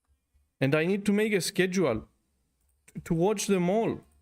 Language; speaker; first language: English; non-native, fluent; Greek